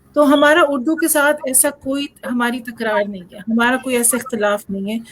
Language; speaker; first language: Urdu; non-native, local second language; Saraiki